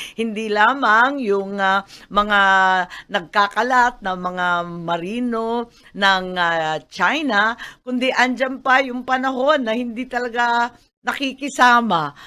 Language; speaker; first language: Filipino; native; Filipino